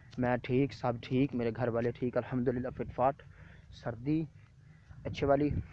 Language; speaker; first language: Urdu; non-native, local second language; Punjabi